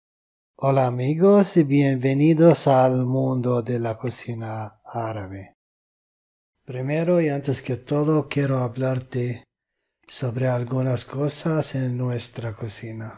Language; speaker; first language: Spanish; non-native, fluent; Arabic